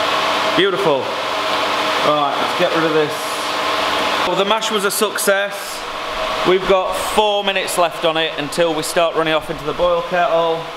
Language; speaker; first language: English; native; English